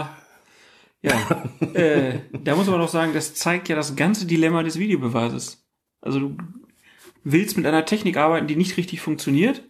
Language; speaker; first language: German; native; German